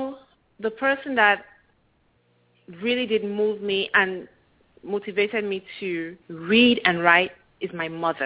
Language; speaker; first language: English; non-native, local second language; Yoruba